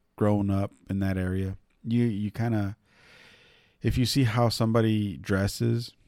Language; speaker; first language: English; early bilingual, other home language; Spanish